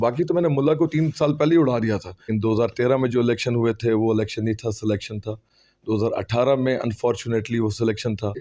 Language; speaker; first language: Urdu; non-native, local second language; Pashto